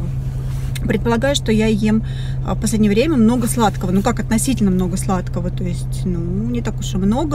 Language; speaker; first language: Russian; native; Russian